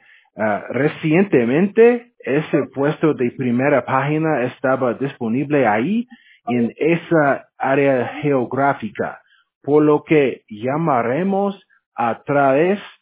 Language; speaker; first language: Spanish; non-native, fluent; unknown